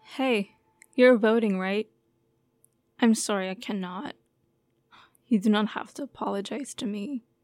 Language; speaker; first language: English; non-native, fluent; Turkish